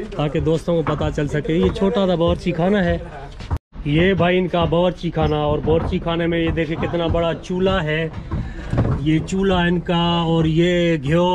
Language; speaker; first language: Urdu; non-native, local second language; Sindhi